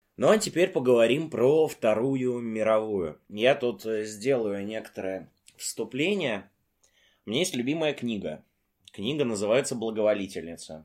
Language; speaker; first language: Russian; native; Russian